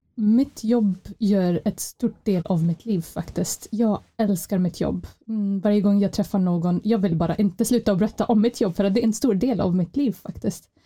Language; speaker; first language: Swedish; non-native, fluent; Arabic